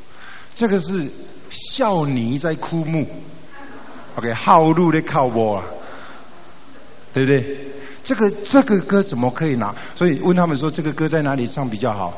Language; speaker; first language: Chinese; native; Chinese